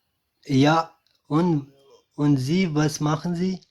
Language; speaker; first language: German; non-native, learner; Pashto